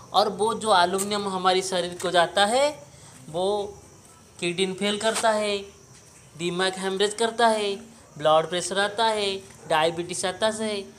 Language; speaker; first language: Hindi; non-native, local second language; Odia